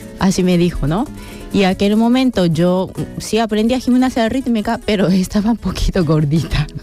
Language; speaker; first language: Spanish; non-native, fluent; Japanese